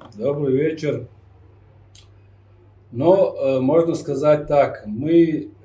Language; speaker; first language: Russian; non-native, local second language; Chechen